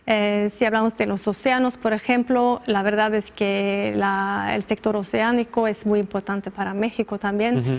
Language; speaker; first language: Spanish; non-native, fluent; Norwegian